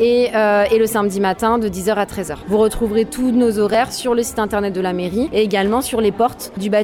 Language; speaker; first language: French; native; French